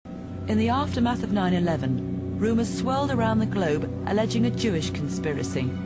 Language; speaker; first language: English; native; English